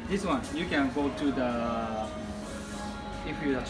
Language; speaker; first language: English; non-native, learner; Japanese